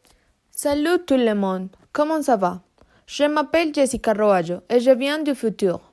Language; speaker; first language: French; non-native, learner; Spanish